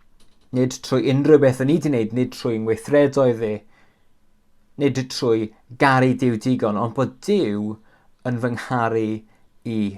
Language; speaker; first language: Welsh; native; Welsh